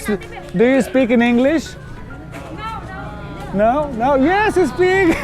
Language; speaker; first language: English; non-native, fluent; Lithuanian